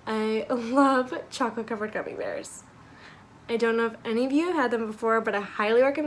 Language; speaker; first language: English; native; English